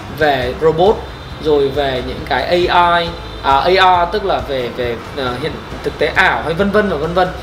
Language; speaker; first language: Vietnamese; native; Vietnamese